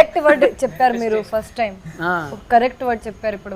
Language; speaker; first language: Telugu; non-native, local second language; Hindi